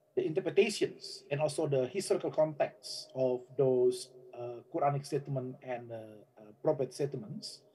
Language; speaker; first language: English; non-native, fluent; Indonesian